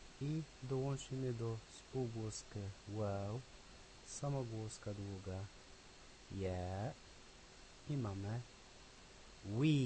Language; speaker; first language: Polish; non-native, learner; Arabic